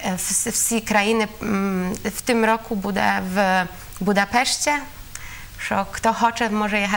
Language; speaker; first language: Ukrainian; non-native, learner; Polish